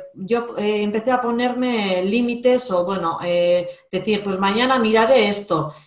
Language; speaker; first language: Spanish; native; Spanish